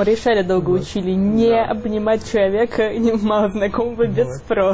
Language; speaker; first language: Russian; native; Russian